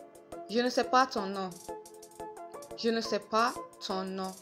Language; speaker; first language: French; non-native, fluent; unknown